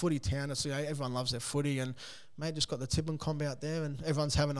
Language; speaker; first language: English; native; English